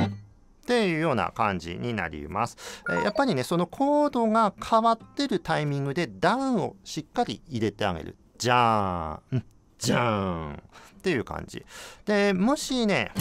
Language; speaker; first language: Japanese; native; Japanese